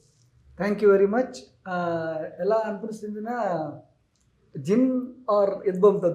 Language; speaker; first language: Telugu; non-native, learner; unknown